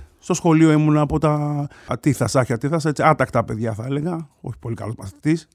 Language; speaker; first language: Greek; early bilingual, other home language; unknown